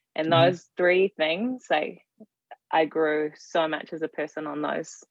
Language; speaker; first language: English; native; English